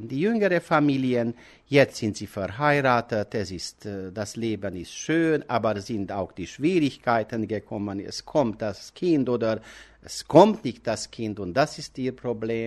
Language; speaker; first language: German; non-native, fluent; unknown